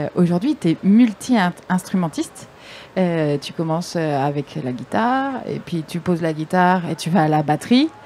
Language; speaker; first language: French; native; French